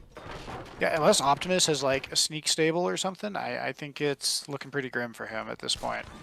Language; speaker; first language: English; native; English